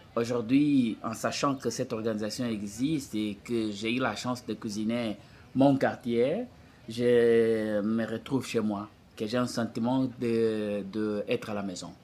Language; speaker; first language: French; non-native, fluent; Portuguese